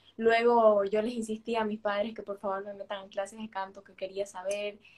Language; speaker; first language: Spanish; native; Spanish